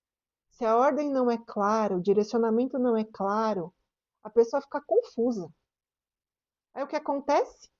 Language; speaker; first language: Portuguese; native; Portuguese